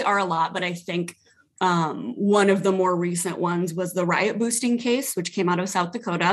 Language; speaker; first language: English; native; English